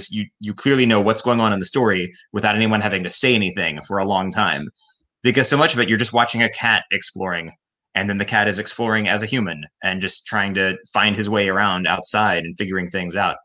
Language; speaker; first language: English; native; English